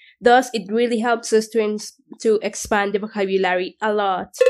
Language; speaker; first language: English; non-native, fluent; Spanish